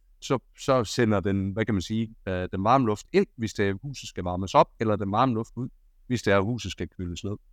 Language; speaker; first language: Danish; native; Danish